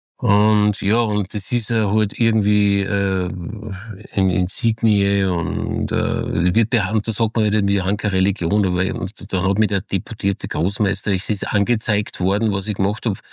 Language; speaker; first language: German; native; German